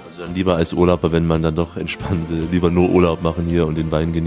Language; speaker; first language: German; native; German